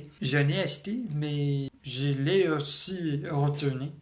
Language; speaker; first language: French; non-native, learner; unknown